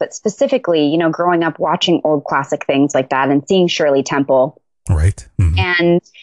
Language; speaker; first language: English; native; English